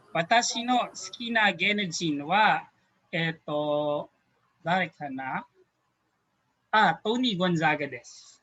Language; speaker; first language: Japanese; non-native, learner; Filipino